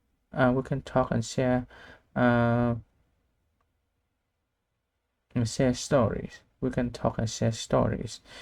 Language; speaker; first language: English; non-native, learner; Vietnamese